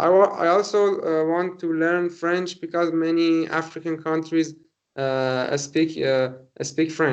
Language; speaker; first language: English; non-native, learner; Persian